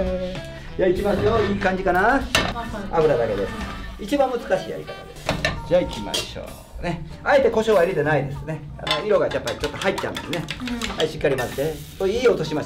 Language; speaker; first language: Japanese; native; Japanese